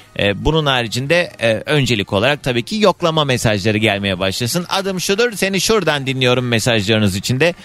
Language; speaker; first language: Turkish; native; Turkish